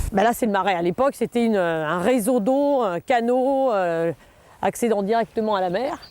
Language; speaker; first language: French; native; French